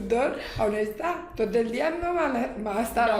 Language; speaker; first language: Catalan; non-native, local second language; Spanish